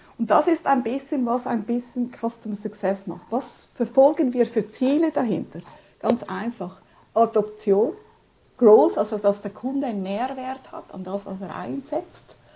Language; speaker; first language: German; early bilingual, other home language; Spanish